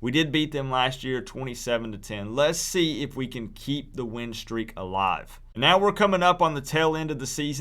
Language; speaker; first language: English; native; English